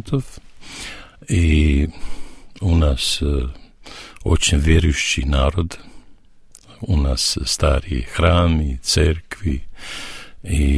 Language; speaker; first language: Russian; non-native, learner; Serbian